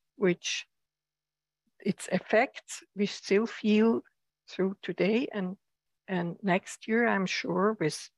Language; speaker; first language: English; non-native, fluent; German